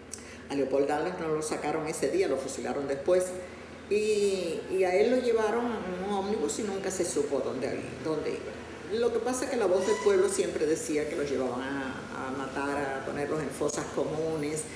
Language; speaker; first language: Spanish; native; Spanish